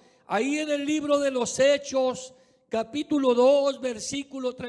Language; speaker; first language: Spanish; native; Spanish